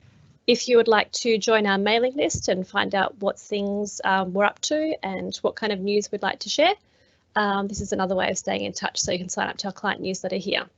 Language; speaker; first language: English; native; English